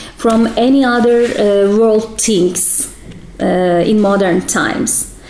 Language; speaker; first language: English; non-native, fluent; Turkish